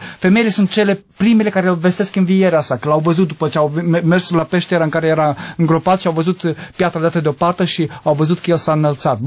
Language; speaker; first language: Romanian; native; Romanian